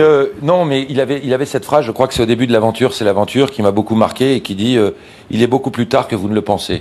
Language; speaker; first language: French; native; French